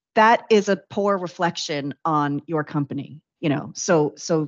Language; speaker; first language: English; native; English